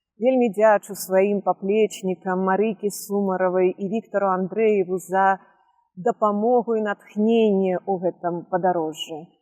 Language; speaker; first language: Belarusian; native; Belarusian